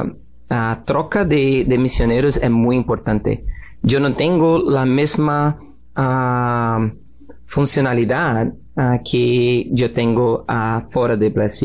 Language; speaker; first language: Spanish; non-native, learner; Portuguese